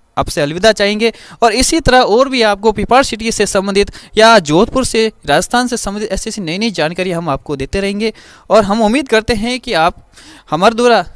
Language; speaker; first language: Hindi; native; Hindi